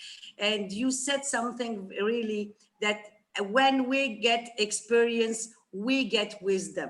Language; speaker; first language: English; non-native, fluent; Arabic